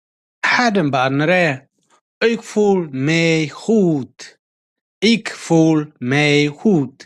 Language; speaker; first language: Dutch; non-native, fluent; Tigrinya